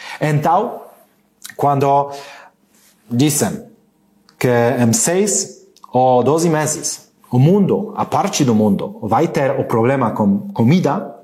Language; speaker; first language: Portuguese; non-native, learner; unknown